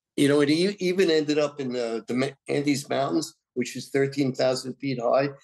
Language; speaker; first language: English; native; English